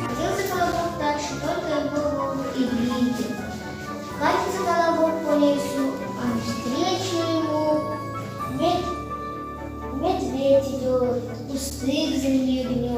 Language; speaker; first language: Russian; non-native, local second language; Yakut